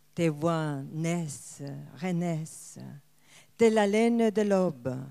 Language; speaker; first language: French; non-native, fluent; Spanish